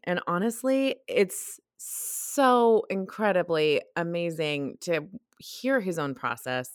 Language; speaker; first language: English; native; English